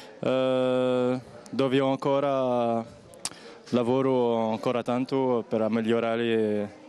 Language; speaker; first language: Italian; non-native, learner; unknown